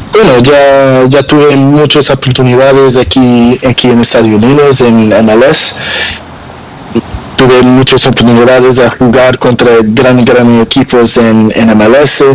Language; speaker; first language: Spanish; non-native, learner; Portuguese